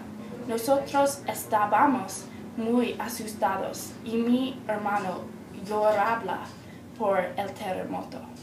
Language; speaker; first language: Spanish; non-native, learner; English